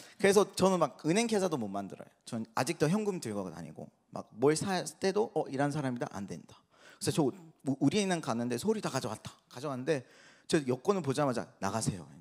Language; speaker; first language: Korean; non-native, fluent; Persian